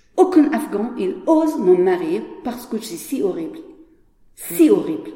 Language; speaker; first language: French; non-native, learner; Persian